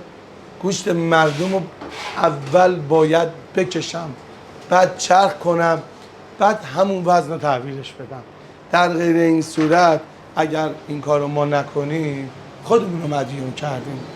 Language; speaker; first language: Persian; native; Persian